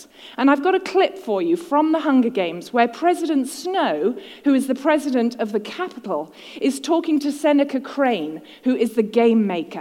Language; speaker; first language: English; native; English